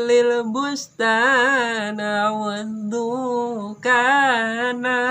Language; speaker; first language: Arabic; non-native, learner; Indonesian